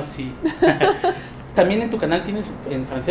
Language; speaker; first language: Spanish; native; Spanish